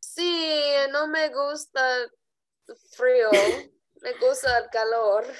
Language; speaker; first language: Spanish; non-native, learner; English